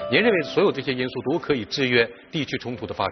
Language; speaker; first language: Chinese; native; Chinese